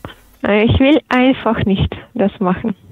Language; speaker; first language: German; non-native, learner; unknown